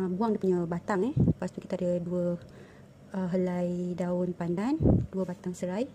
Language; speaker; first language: Malay; native; Malay